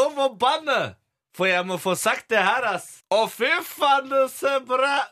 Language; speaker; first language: Norwegian; native; Norwegian